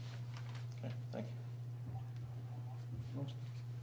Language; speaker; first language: English; native; English